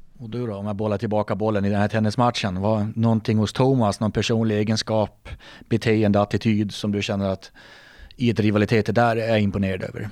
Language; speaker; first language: Swedish; native; Swedish